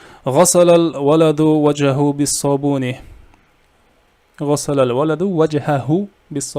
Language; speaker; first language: Arabic; non-native, fluent; Kazakh